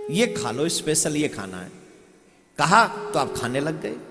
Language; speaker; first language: Hindi; native; Hindi